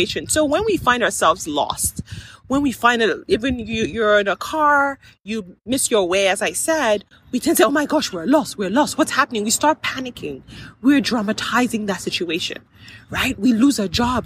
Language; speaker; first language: English; non-native, local second language; Yoruba